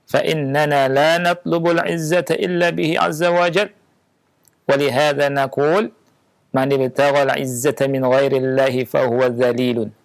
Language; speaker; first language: Arabic; non-native, fluent; Indonesian